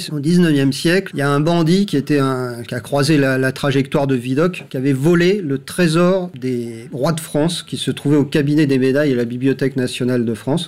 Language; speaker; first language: French; native; French